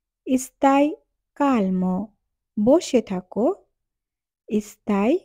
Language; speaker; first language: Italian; non-native, fluent; Bangla